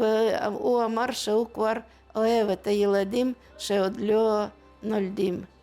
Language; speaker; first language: Hebrew; non-native, learner; Russian